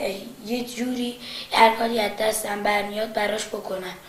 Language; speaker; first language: Persian; native; Persian